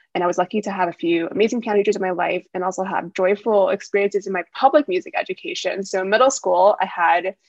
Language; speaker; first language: English; early bilingual, other home language; Wu Chinese